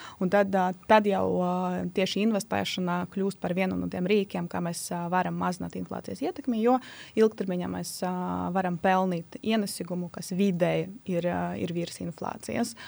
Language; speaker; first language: Latvian; non-native, local second language; Russian